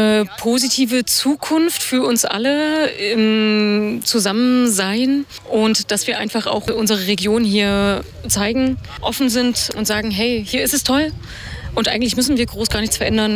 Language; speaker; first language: German; native; German